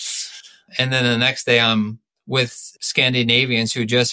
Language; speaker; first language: English; native; English